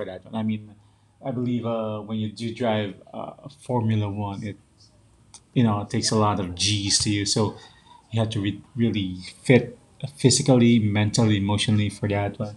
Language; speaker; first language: English; non-native, local second language; Filipino